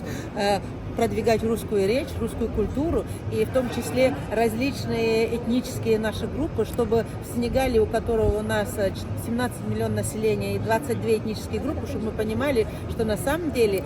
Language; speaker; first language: Russian; non-native, fluent; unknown